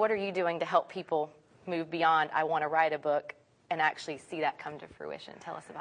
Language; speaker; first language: English; native; English